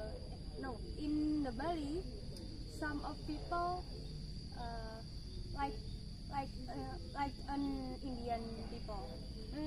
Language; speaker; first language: English; non-native, learner; Indonesian